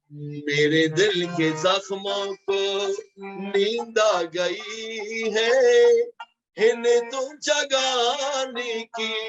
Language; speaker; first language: Hindi; non-native, fluent; Pashto